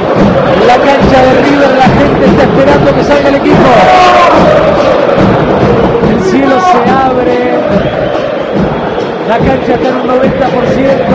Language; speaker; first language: Spanish; native; Spanish